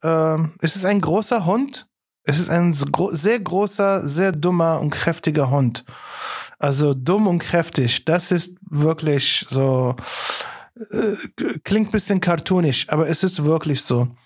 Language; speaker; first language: German; non-native, fluent; Arabic